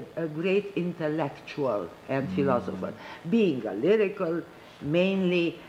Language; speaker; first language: English; non-native, fluent; Romanian